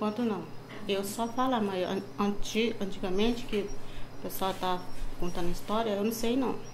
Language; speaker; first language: Portuguese; non-native, local second language; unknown